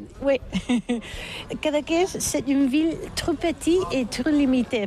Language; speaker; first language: French; non-native, learner; Catalan